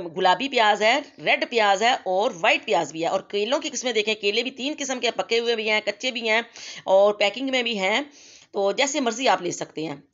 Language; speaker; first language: Urdu; non-native, local second language; Punjabi